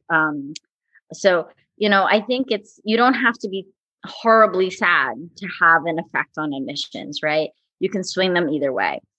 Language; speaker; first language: English; native; English